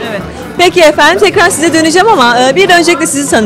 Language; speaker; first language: Turkish; native; Turkish